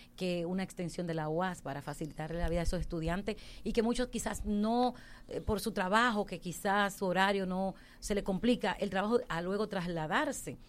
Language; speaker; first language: Spanish; native; Spanish